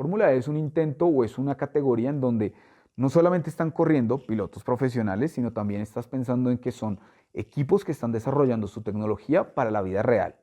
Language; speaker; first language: Spanish; native; Spanish